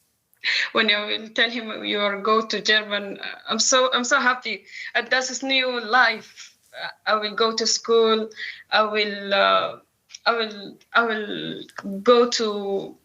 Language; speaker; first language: English; non-native, local second language; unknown